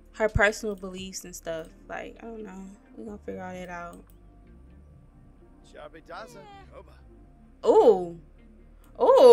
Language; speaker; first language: English; native; English